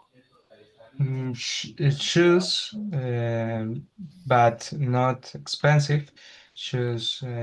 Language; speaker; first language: English; non-native, learner; Spanish